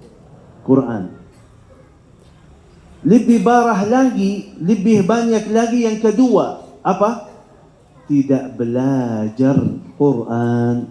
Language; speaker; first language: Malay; non-native, fluent; Arabic